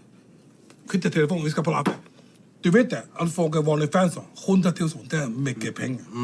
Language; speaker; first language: Swedish; non-native, learner; Somali